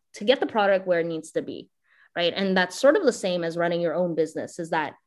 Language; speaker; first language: English; native; English